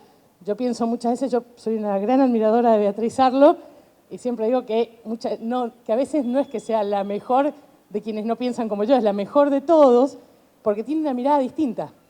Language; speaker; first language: Spanish; native; Spanish